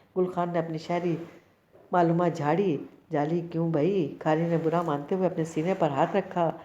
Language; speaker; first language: Urdu; native; Urdu